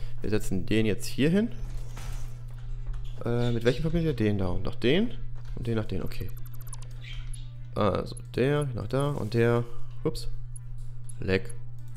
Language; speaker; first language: German; native; German